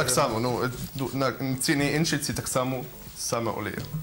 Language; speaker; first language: Ukrainian; non-native, learner; Arabic